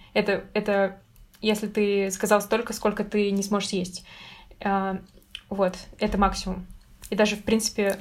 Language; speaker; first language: Russian; native; Russian